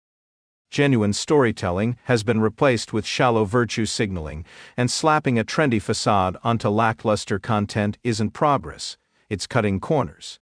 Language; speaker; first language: English; native; English